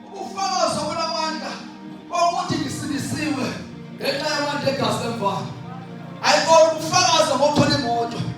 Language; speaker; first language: Zulu; non-native, local second language; Xhosa